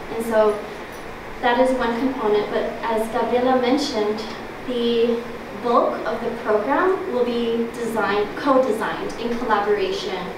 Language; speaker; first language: English; native; English